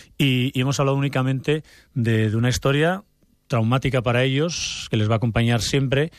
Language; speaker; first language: Spanish; native; Spanish